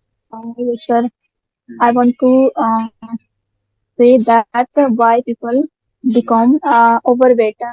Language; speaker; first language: English; non-native, learner; Hindi